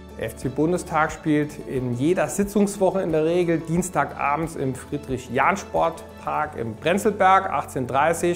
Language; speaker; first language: German; native; German